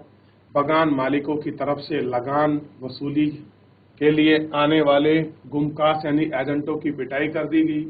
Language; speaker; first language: Hindi; native; Hindi